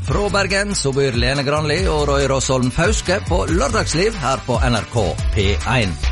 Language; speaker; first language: Norwegian; native; Norwegian